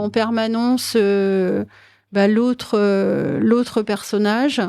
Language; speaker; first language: French; native; French